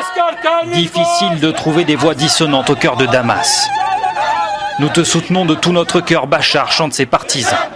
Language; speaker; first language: French; native; French